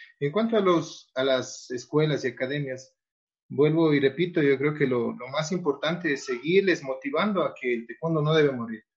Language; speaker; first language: Spanish; native; Spanish